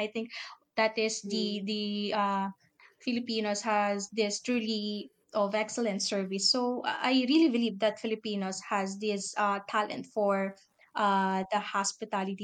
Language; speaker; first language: English; non-native, local second language; Filipino